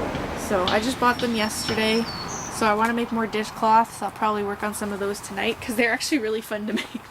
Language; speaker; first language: English; native; English